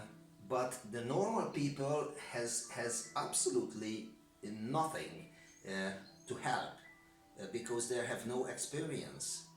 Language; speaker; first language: English; non-native, learner; Hungarian